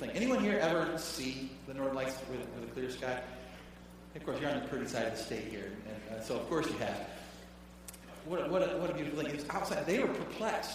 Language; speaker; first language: English; native; English